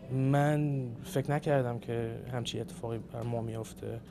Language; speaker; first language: Persian; early bilingual, other home language; English